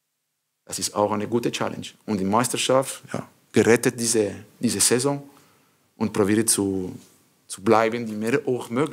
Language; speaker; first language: German; non-native, learner; French